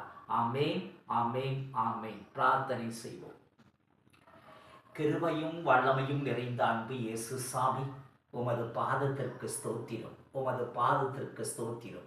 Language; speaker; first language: Tamil; native; Tamil